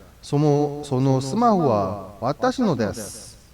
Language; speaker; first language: Japanese; non-native, learner; Korean